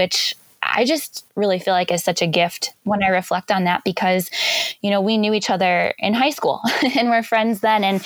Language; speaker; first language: English; native; English